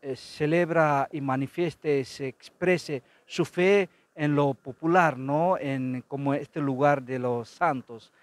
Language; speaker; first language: Spanish; non-native, fluent; Tetum